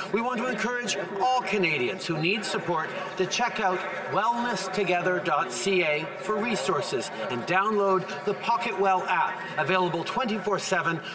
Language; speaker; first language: English; early bilingual, other home language; French